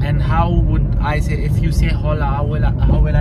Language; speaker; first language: English; non-native, fluent; Urdu